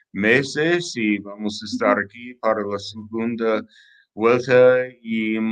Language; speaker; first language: Spanish; non-native, learner; English